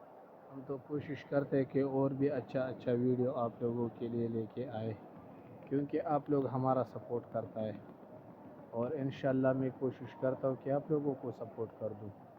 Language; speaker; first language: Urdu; non-native, local second language; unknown